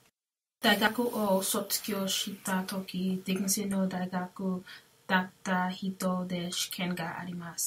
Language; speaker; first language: Japanese; non-native, learner; English